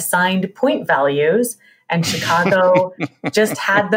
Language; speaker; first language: English; native; English